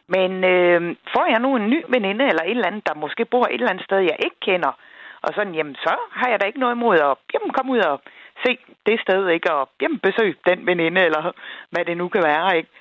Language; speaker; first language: Danish; native; Danish